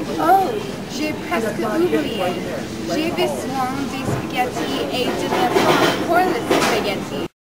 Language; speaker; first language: French; non-native, learner; English